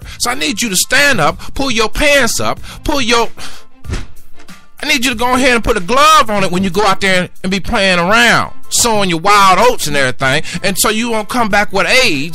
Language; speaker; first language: English; native; English